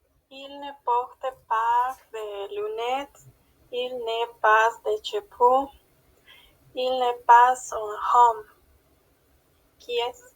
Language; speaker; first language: French; non-native, learner; Spanish